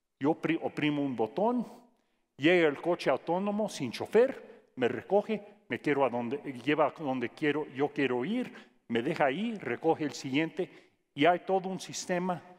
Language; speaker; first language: Spanish; non-native, fluent; English